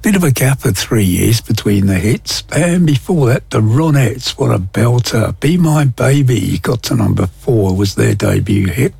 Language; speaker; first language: English; native; English